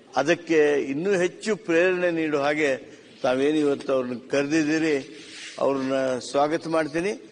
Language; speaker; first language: Kannada; native; Kannada